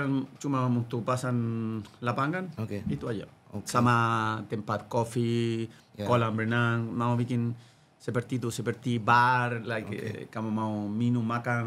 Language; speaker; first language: Indonesian; non-native, learner; Spanish